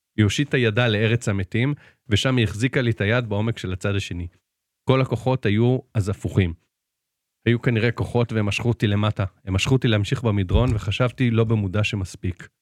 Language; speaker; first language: Hebrew; native; Hebrew